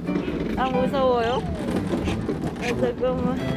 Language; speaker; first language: Korean; non-native, learner; Cantonese